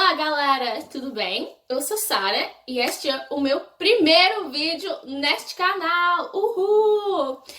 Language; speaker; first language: Portuguese; non-native, fluent; English